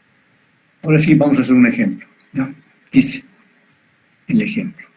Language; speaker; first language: Spanish; native; Spanish